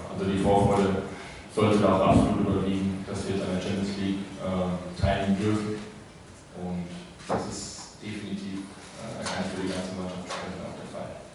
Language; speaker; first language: German; native; German